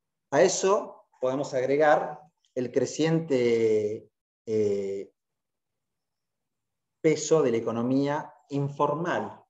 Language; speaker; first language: Spanish; native; Spanish